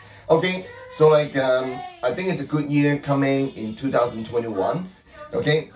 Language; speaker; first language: English; non-native, local second language; Cantonese